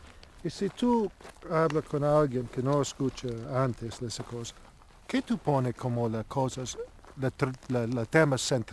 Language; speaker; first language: Spanish; non-native, learner; English